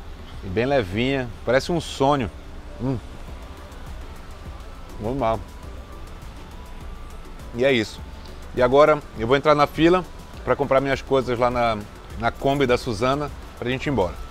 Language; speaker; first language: Portuguese; native; Portuguese